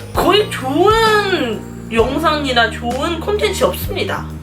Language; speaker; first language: Korean; non-native, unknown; Chinese